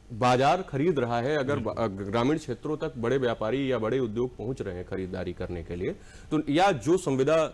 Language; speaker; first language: Hindi; native; Hindi